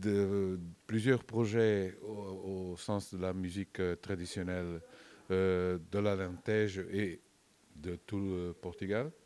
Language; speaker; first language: French; non-native, fluent; Portuguese